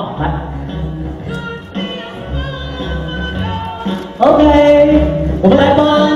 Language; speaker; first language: Chinese; native; Chinese